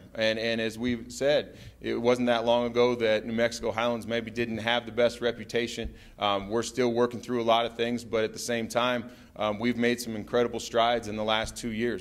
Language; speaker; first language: English; native; English